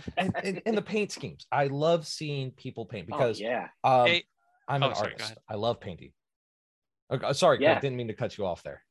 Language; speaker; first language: English; native; English